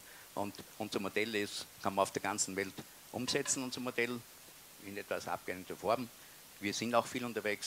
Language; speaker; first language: German; native; German